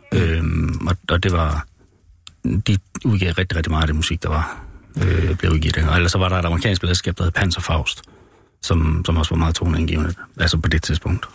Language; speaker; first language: Danish; native; Danish